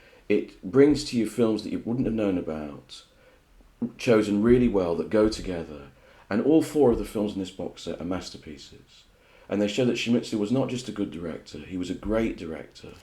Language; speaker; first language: English; native; English